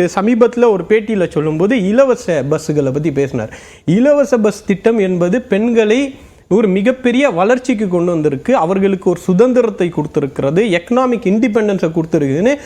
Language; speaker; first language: Tamil; native; Tamil